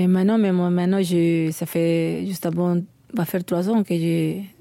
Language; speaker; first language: French; non-native, fluent; Spanish